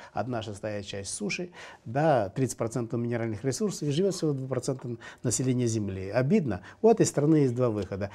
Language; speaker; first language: Russian; native; Russian